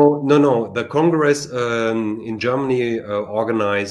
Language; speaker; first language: English; non-native, learner; German